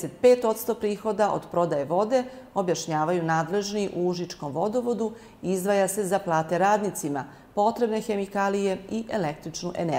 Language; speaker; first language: Serbian; native; Serbian